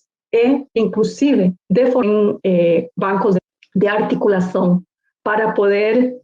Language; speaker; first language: Portuguese; non-native, learner; Spanish